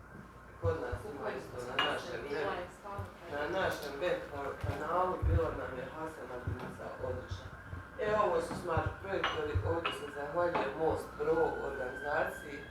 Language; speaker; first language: Bosnian; native; Bosnian